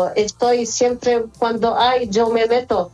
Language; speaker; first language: Spanish; non-native, fluent; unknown